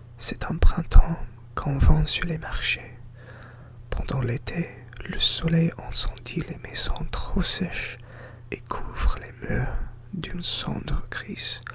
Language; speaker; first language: French; non-native, learner; English